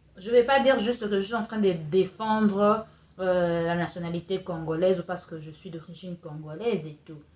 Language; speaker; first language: French; non-native, local second language; Lingala